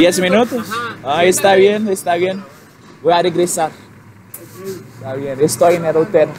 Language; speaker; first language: Spanish; non-native, learner; Haitian Creole